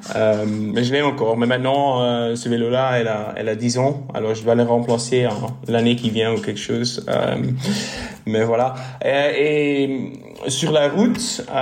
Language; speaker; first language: French; non-native, fluent; Dutch